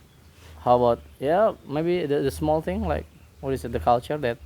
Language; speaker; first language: English; non-native, learner; Indonesian